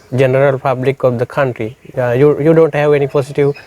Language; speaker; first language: English; non-native, local second language; Sinhala